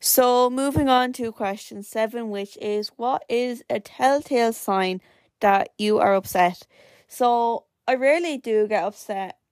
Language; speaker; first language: English; native; English